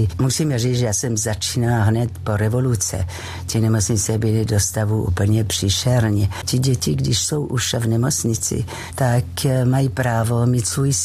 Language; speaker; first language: Czech; non-native, fluent; French